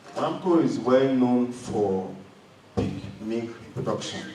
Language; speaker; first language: English; non-native, local second language; Yoruba